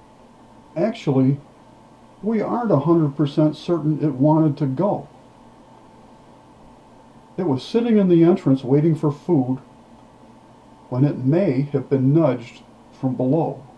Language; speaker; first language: English; native; English